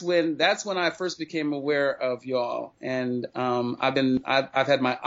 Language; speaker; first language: English; native; English